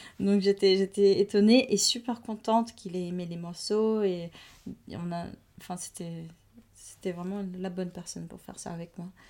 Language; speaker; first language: French; non-native, fluent; Portuguese